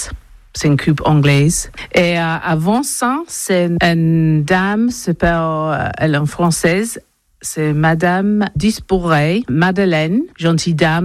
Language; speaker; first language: French; non-native, learner; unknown